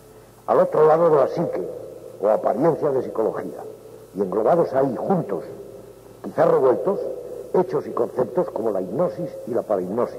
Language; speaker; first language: Spanish; native; Spanish